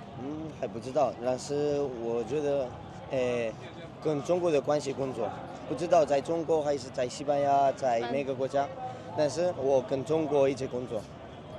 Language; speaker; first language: Chinese; non-native, learner; Spanish